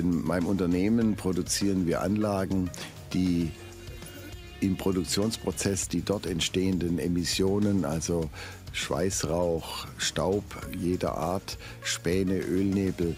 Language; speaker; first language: German; native; German